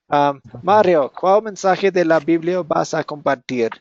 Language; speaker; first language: Spanish; non-native, fluent; English